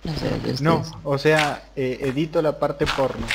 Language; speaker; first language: Spanish; native; Spanish